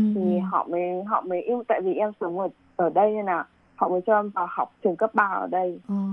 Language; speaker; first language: Vietnamese; native; Vietnamese